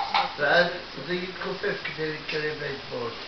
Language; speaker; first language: Hebrew; non-native, fluent; Russian